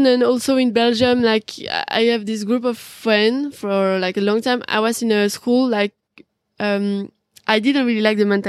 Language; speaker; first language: English; non-native, fluent; French